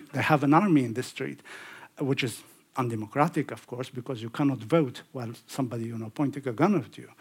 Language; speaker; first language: English; non-native, fluent; Arabic